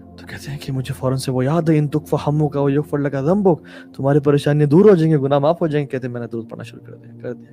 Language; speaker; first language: Urdu; native; Urdu